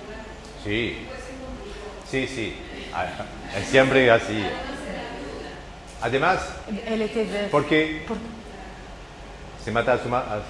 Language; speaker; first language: Spanish; non-native, learner; French